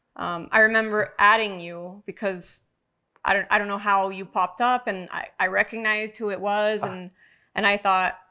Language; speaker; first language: English; non-native, fluent; Portuguese